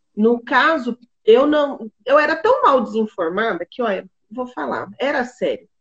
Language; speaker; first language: Portuguese; native; Portuguese